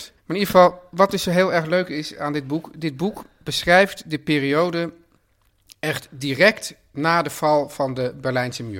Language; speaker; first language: Dutch; native; Dutch